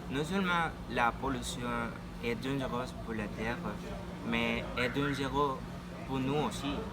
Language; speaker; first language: French; non-native, learner; Spanish